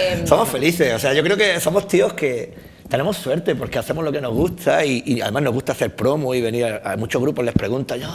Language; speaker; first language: Spanish; native; Spanish